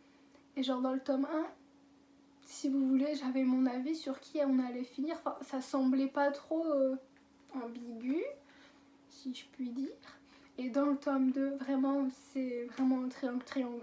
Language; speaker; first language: French; native; French